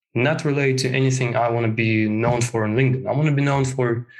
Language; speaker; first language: English; non-native, fluent; Russian